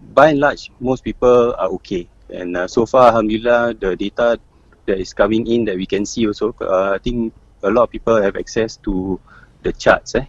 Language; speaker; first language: English; non-native, local second language; Malay